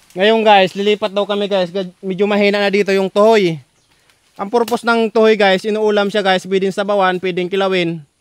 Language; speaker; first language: Filipino; non-native, local second language; Bikol